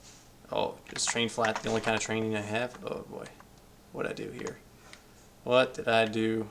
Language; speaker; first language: English; native; English